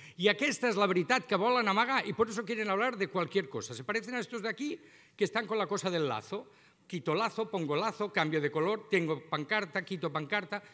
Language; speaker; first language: Spanish; non-native, local second language; Catalan